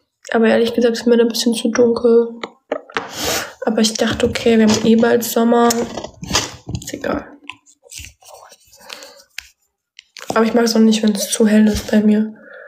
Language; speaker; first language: German; early bilingual, other home language; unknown